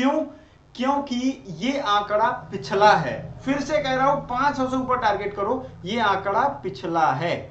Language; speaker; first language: Hindi; native; Hindi